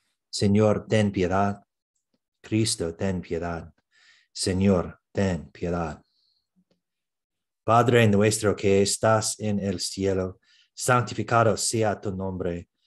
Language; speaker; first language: Spanish; non-native, learner; English